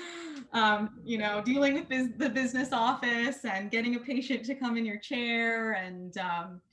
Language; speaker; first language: English; native; English